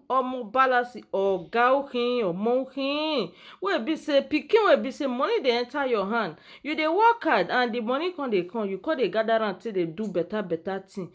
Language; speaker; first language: Nigerian Pidgin; native; Nigerian Pidgin